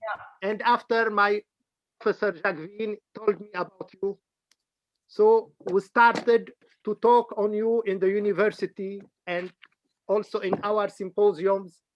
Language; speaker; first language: English; non-native, fluent; Arabic